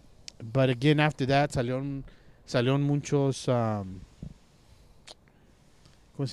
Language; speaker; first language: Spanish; early bilingual, heritage; Spanish